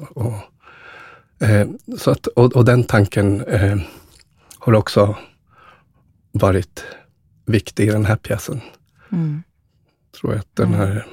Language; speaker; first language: Swedish; early bilingual, other home language; Spanish